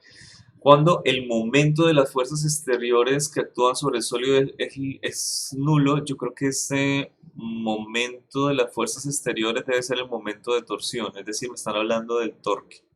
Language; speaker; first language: Spanish; native; Spanish